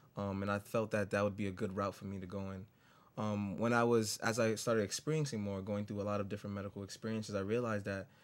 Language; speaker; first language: English; native; English